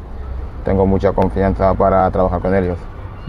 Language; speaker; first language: Spanish; non-native, fluent; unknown